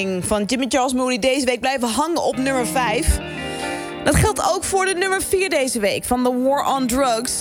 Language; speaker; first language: Dutch; native; Dutch